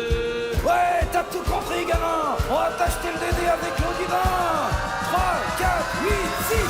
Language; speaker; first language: French; native; French